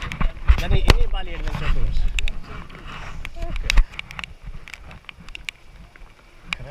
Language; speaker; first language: Indonesian; non-native, fluent; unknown